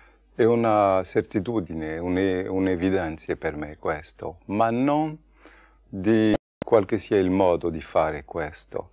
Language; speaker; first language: Italian; non-native, fluent; French